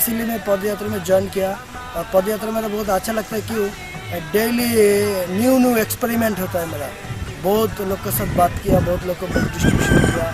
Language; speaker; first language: Hindi; non-native, local second language; Bangla